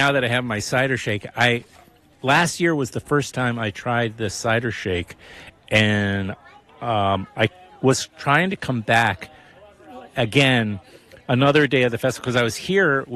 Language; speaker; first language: English; native; English